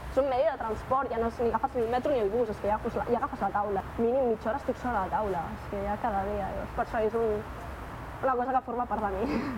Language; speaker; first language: Catalan; native; Catalan